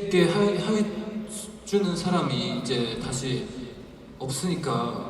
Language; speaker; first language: Korean; non-native, fluent; Chinese